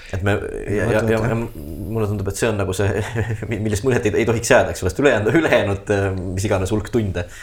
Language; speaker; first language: Estonian; native; Estonian